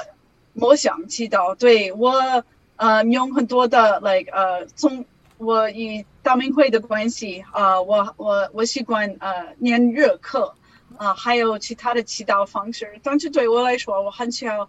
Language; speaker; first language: Chinese; non-native, learner; English